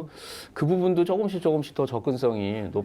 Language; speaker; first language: Korean; native; Korean